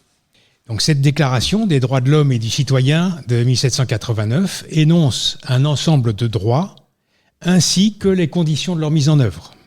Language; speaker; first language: French; native; French